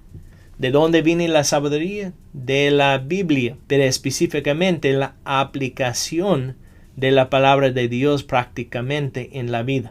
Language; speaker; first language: Spanish; non-native, fluent; English